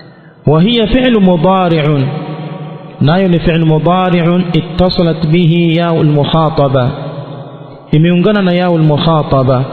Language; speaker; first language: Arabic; non-native, fluent; Swahili